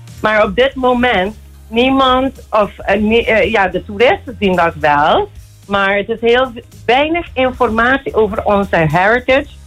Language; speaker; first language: Dutch; non-native, local second language; Papiamento